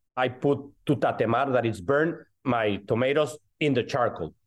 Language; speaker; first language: English; non-native, fluent; Spanish